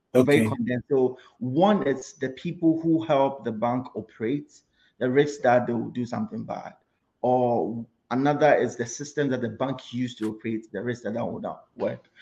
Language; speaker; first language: English; non-native, local second language; Akan